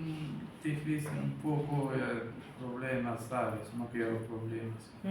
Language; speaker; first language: Spanish; non-native, learner; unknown